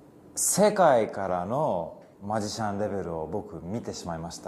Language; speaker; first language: Japanese; early bilingual, heritage; English